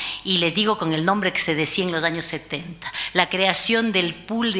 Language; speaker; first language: Spanish; native; Spanish